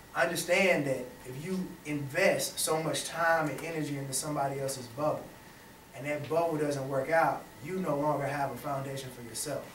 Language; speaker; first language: English; native; English